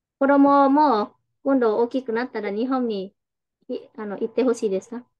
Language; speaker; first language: Japanese; non-native, fluent; Vietnamese